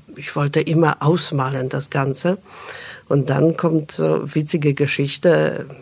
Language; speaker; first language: German; non-native, fluent; Polish